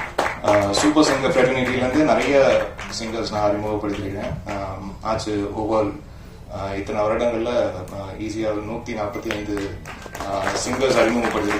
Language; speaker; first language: Tamil; native; Tamil